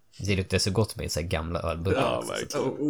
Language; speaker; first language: Swedish; native; Swedish